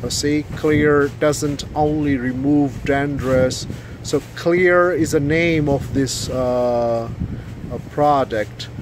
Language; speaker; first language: English; non-native, local second language; Punjabi